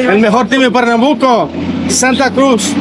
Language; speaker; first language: Spanish; non-native, learner; Portuguese